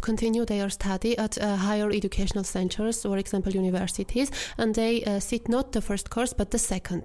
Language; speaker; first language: English; non-native, fluent; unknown